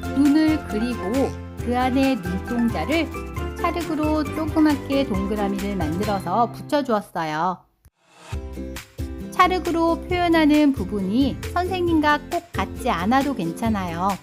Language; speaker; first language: Korean; native; Korean